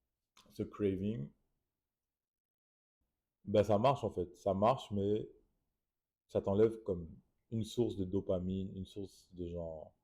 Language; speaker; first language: French; native; French